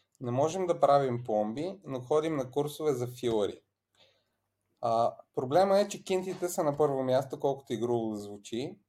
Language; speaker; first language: Bulgarian; early bilingual, other home language; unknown